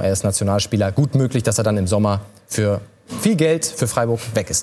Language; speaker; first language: German; native; German